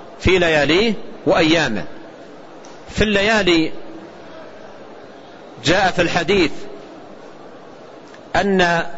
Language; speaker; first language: Arabic; native; Arabic